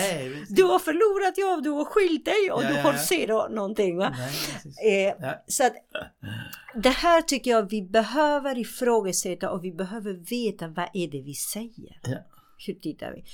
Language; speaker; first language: Swedish; non-native, fluent; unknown